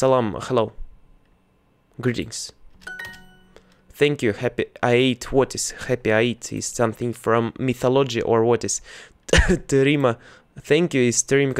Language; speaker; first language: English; non-native, learner; Russian